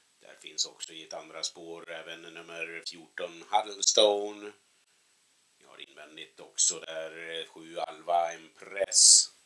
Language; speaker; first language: Swedish; native; Swedish